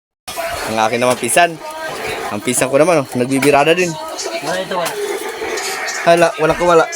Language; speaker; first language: Filipino; native; Filipino